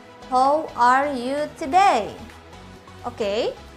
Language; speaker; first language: English; non-native, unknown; Indonesian